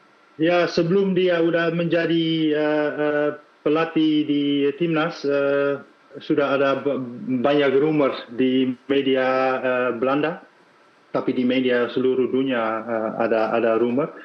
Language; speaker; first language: Indonesian; non-native, fluent; Dutch